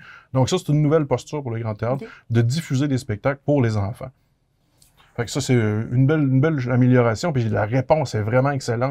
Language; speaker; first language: French; native; French